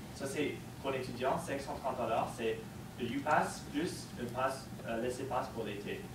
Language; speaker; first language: French; non-native, fluent; English